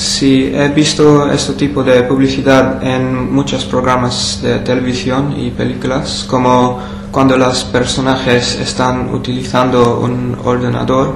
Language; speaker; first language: Spanish; non-native, learner; English